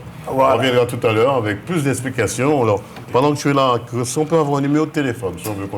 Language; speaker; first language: French; native; French